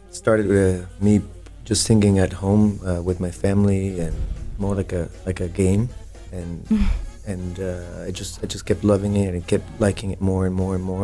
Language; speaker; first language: English; non-native, fluent; Spanish